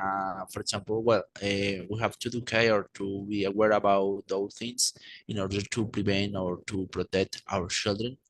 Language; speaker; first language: English; non-native, fluent; Spanish